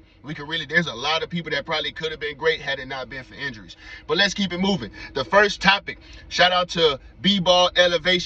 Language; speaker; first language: English; native; English